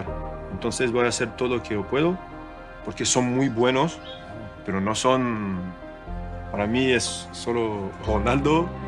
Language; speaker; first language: Spanish; non-native, learner; French